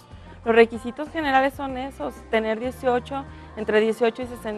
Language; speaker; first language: Spanish; native; Spanish